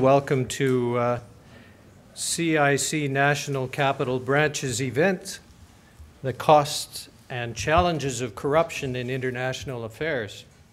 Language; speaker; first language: English; native; English